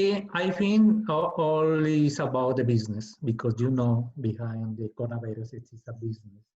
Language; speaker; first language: English; non-native, learner; Spanish